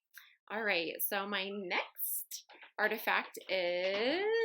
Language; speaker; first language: English; native; English